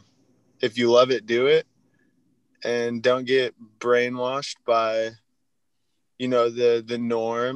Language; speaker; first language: English; native; English